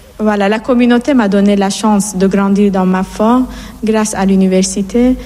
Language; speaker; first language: French; non-native, fluent; Persian